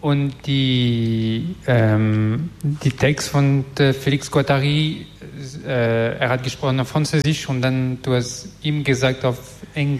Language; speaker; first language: German; non-native, learner; French